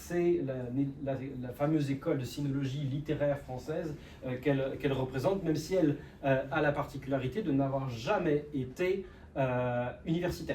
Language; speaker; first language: French; native; French